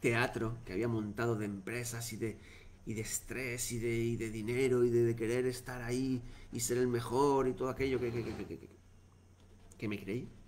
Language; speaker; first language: Spanish; native; Spanish